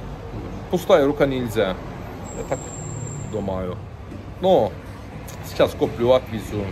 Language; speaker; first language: Russian; non-native, learner; Turkish